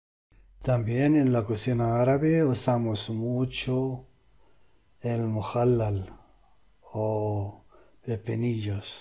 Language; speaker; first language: Spanish; non-native, fluent; Arabic